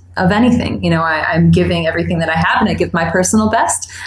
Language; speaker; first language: English; native; English